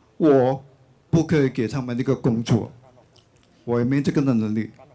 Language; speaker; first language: Chinese; non-native, local second language; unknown